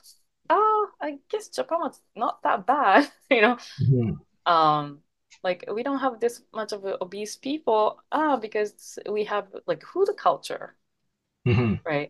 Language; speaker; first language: English; non-native, fluent; Japanese